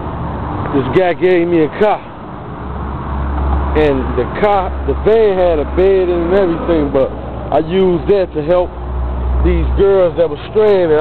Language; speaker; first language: English; native; English